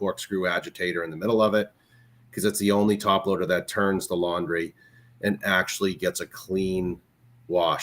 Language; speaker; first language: English; native; English